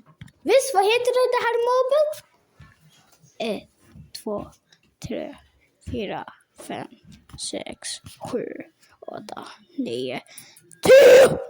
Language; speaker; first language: Swedish; non-native, local second language; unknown